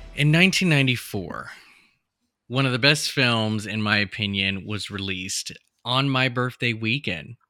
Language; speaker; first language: English; native; English